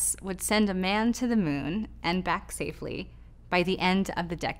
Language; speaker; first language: English; native; English